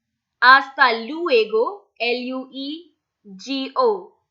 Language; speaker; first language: Spanish; non-native, fluent; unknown